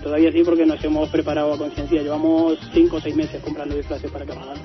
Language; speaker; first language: Spanish; native; Spanish